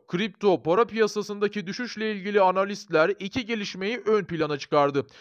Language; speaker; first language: Turkish; native; Turkish